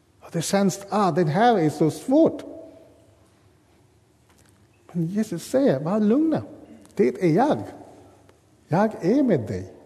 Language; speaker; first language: Swedish; non-native, fluent; English